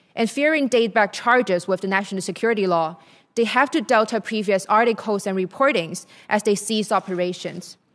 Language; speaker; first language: English; non-native, local second language; Cantonese